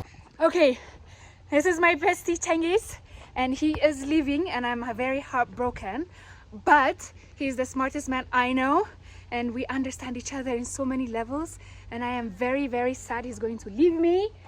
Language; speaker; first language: English; non-native, local second language; Amharic